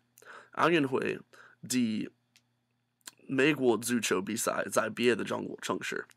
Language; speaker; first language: Chinese; non-native, learner; English